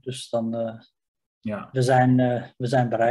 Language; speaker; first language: Dutch; non-native, fluent; Riffian